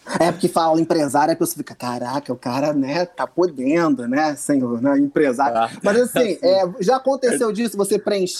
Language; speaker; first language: Portuguese; native; Portuguese